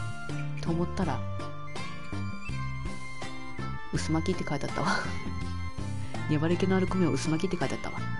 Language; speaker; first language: Japanese; native; Japanese